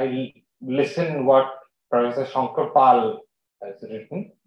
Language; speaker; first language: English; non-native, local second language; Bangla